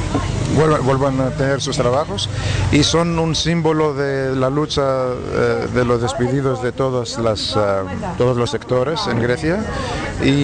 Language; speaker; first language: Spanish; non-native, fluent; Greek